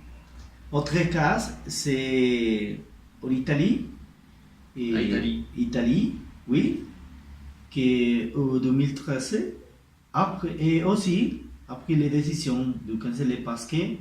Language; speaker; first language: French; non-native, learner; Spanish